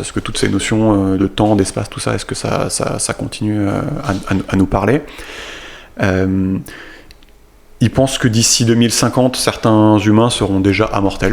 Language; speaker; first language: French; native; French